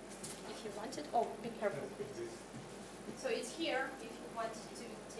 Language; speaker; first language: English; non-native, learner; Russian